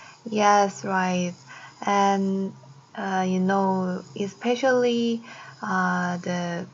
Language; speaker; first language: English; non-native, fluent; Korean